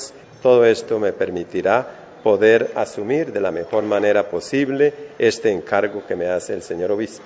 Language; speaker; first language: Spanish; native; Spanish